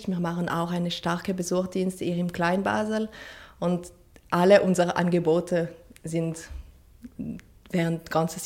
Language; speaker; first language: German; non-native, fluent; French